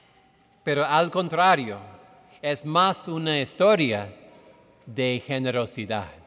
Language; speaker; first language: Spanish; non-native, fluent; English